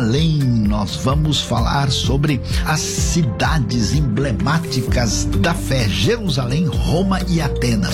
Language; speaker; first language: Portuguese; native; Portuguese